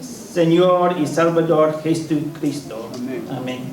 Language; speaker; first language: Spanish; non-native, fluent; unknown